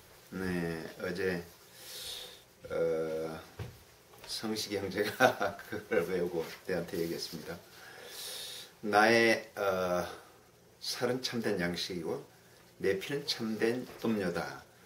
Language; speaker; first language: Korean; native; Korean